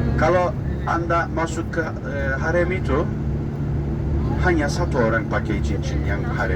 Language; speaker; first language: Indonesian; non-native, fluent; Turkish